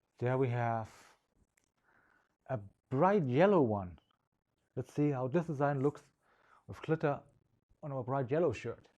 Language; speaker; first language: English; non-native, fluent; German